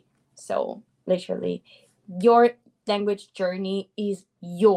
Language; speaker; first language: English; non-native, fluent; Italian